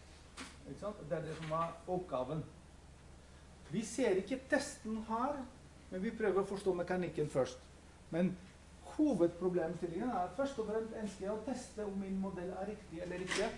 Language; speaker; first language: Norwegian; non-native, fluent; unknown